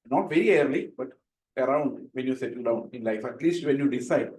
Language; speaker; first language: English; non-native, local second language; Malayalam